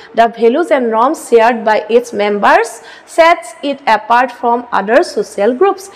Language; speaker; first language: English; non-native, local second language; Assamese